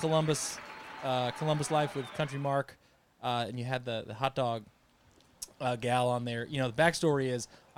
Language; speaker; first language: English; native; English